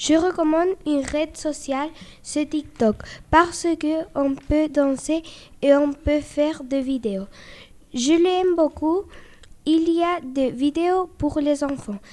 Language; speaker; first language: French; non-native, learner; Spanish